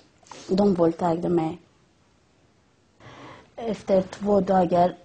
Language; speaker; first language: Swedish; non-native, learner; Persian